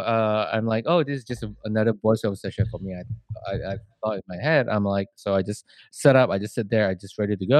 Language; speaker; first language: English; non-native, local second language; Chinese